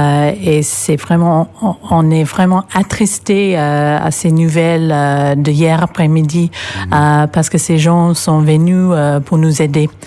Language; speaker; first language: French; non-native, fluent; English